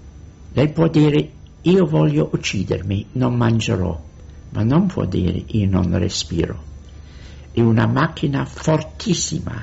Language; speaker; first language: Italian; non-native, fluent; English